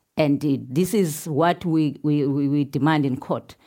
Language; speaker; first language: English; non-native, local second language; Xhosa